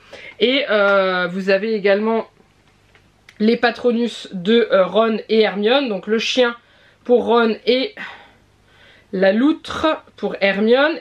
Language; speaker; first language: French; native; French